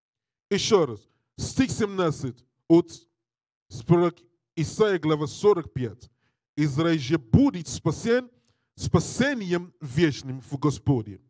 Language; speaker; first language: Russian; non-native, learner; English